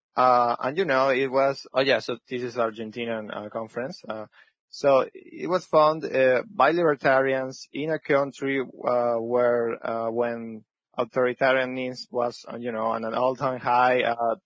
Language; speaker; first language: English; non-native, fluent; French